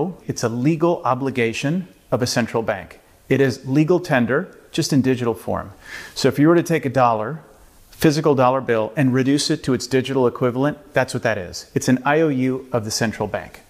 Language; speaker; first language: English; early bilingual, other home language; Spanish